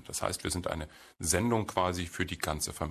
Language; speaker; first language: German; native; German